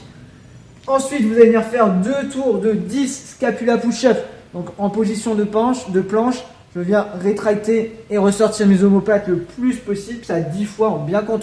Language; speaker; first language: French; native; French